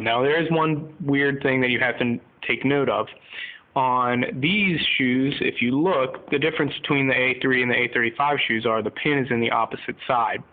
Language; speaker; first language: English; native; English